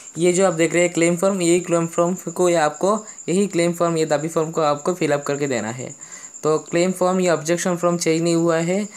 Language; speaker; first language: Hindi; non-native, local second language; Bangla